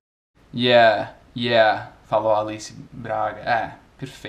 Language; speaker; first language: Portuguese; non-native, fluent; English